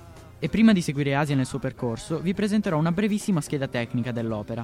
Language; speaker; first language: Italian; native; Italian